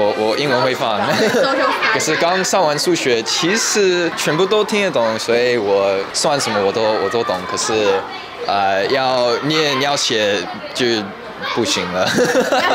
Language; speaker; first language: Chinese; early bilingual, heritage; English